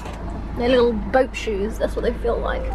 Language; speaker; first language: English; native; English